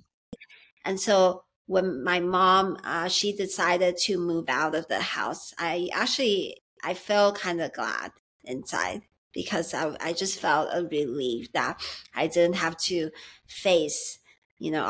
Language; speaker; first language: English; early bilingual, other home language; Chinese